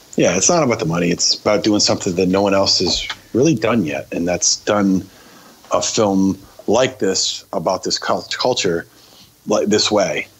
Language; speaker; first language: English; native; English